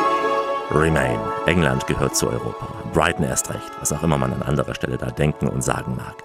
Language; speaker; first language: German; native; German